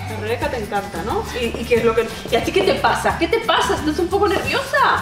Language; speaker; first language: Spanish; native; Spanish